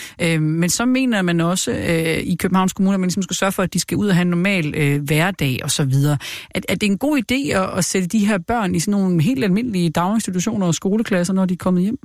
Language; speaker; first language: Danish; native; Danish